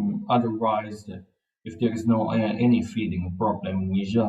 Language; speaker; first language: English; non-native, fluent; Arabic